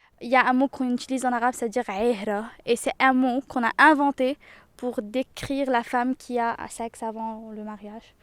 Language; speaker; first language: French; non-native, local second language; Arabic